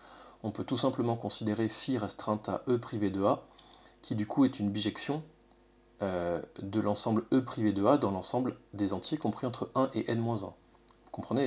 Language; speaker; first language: French; native; French